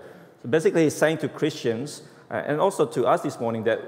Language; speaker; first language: English; non-native, fluent; Indonesian